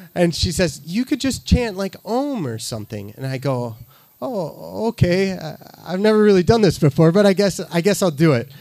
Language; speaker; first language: English; native; English